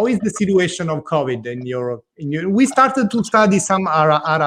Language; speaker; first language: English; non-native, learner; Italian